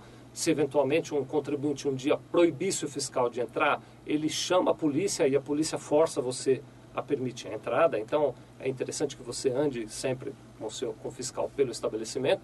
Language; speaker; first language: Portuguese; native; Portuguese